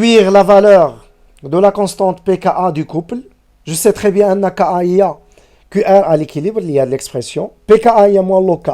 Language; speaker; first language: French; non-native, local second language; Arabic